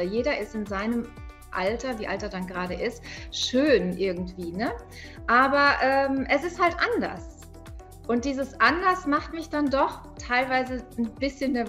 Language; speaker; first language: German; native; German